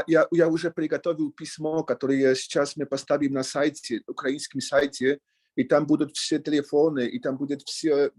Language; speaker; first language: Russian; non-native, learner; Polish